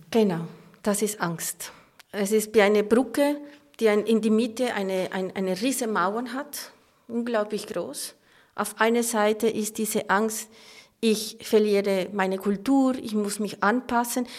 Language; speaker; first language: German; non-native, fluent; Spanish